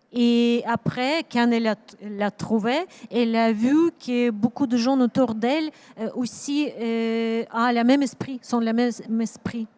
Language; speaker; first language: French; non-native, learner; Ukrainian